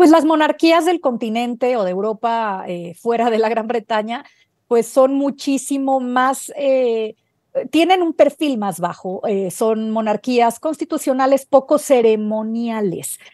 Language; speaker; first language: Spanish; native; Spanish